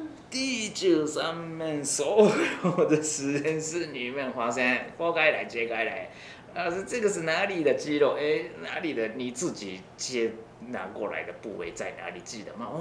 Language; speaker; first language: Chinese; non-native, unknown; Japanese